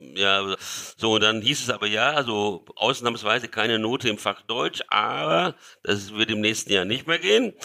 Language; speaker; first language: German; early bilingual, other home language; Hungarian